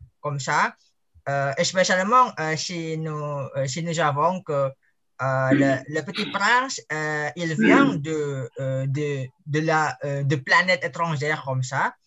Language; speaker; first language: French; non-native, learner; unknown